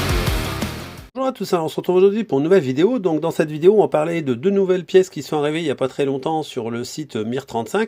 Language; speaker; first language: French; native; French